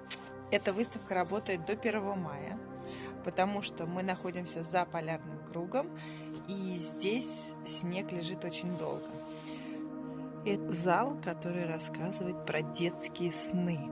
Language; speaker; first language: Russian; native; Russian